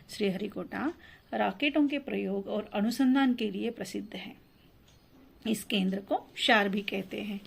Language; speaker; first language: Hindi; non-native, local second language; Telugu